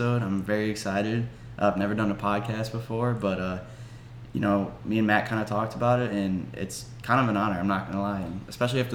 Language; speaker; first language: English; native; English